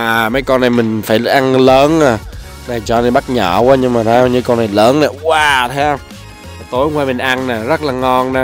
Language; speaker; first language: Vietnamese; early bilingual, other home language; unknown